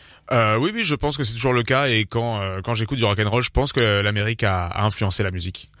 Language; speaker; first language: French; native; French